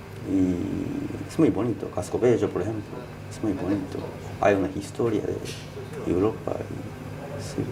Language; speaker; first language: Spanish; non-native, learner; Japanese